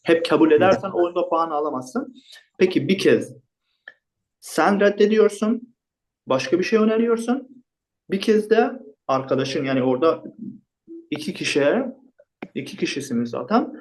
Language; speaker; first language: Turkish; non-native, fluent; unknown